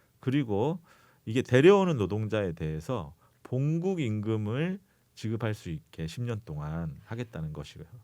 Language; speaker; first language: Korean; native; Korean